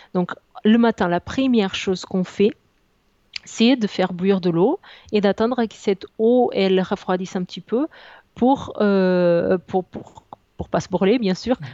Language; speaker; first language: French; non-native, fluent; Portuguese